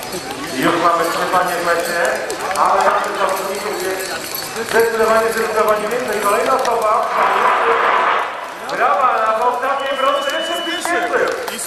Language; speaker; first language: Polish; native; Polish